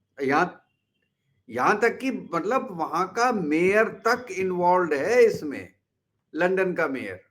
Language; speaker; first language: Hindi; native; Hindi